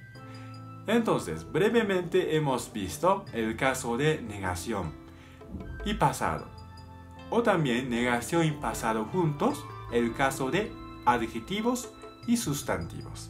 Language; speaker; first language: Spanish; non-native, fluent; Japanese